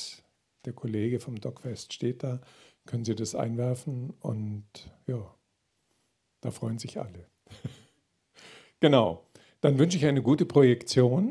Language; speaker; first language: German; native; German